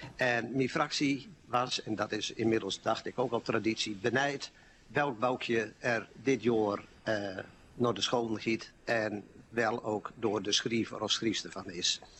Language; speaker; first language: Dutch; non-native, local second language; Low German